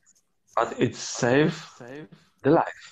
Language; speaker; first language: English; non-native, learner; Polish